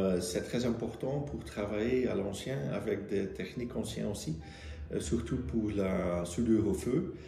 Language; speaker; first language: French; non-native, local second language; Dutch